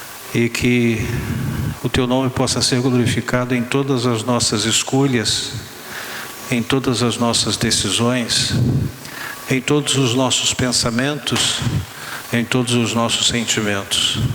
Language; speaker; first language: Portuguese; native; Portuguese